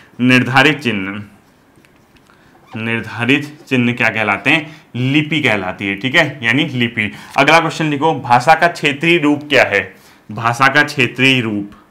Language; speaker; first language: Hindi; native; Hindi